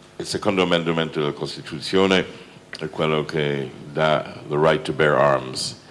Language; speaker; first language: Italian; non-native, fluent; English